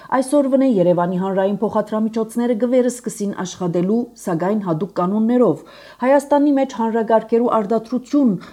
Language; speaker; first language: Armenian; native; Armenian